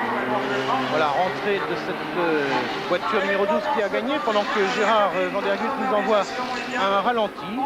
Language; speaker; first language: French; native; French